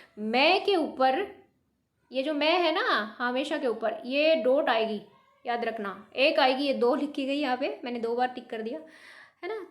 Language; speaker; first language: Hindi; native; Hindi